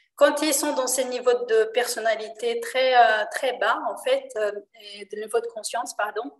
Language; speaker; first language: French; non-native, fluent; Portuguese